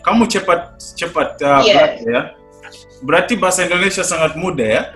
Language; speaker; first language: Indonesian; non-native, fluent; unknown